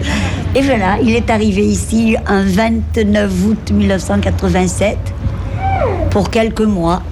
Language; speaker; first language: French; native; French